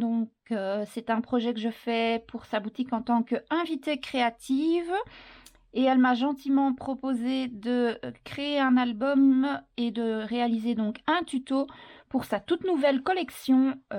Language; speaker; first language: French; native; French